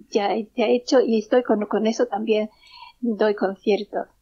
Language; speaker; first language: Spanish; non-native, learner; Japanese